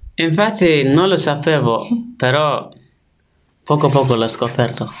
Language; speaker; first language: Italian; non-native, learner; Fula